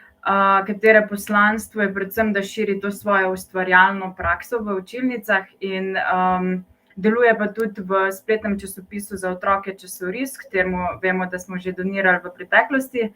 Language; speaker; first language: Slovenian; native; Slovenian